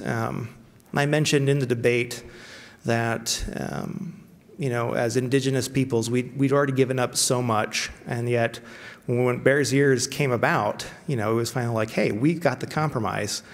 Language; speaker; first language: English; native; English